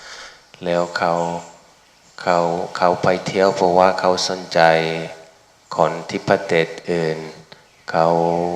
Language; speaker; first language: Thai; non-native, fluent; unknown